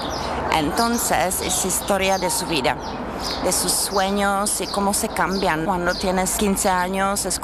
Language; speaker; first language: Spanish; non-native, fluent; Czech